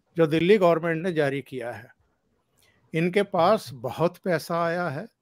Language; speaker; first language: Hindi; native; Hindi